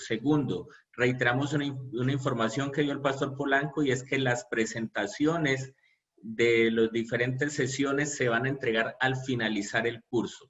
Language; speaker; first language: Spanish; native; Spanish